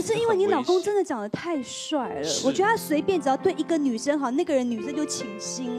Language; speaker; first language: Chinese; native; Chinese